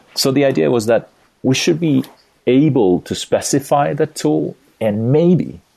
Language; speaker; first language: English; non-native, fluent; Estonian